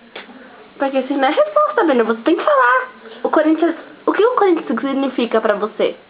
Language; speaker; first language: Portuguese; native; Portuguese